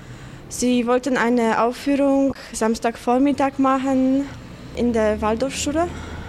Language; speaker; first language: German; non-native, fluent; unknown